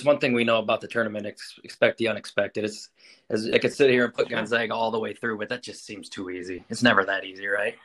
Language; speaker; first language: English; native; English